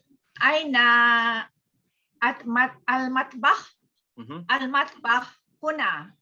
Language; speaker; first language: Arabic; non-native, learner; Malay